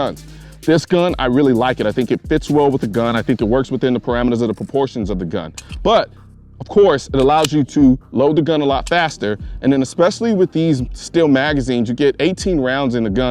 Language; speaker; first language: English; native; English